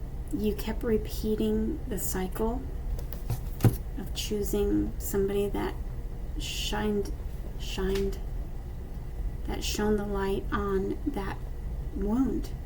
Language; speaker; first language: English; native; English